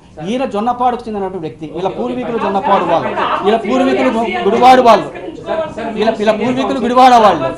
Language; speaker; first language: Telugu; native; Telugu